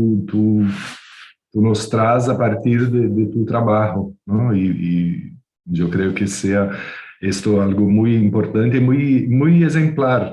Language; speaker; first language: Portuguese; non-native, fluent; Spanish